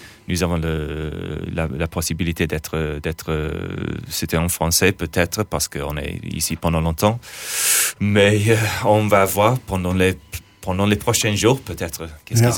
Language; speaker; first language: French; non-native, fluent; English